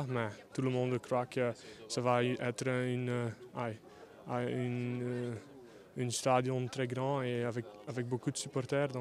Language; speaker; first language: French; non-native, local second language; Dutch